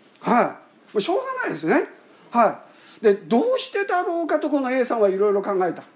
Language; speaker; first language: Japanese; native; Japanese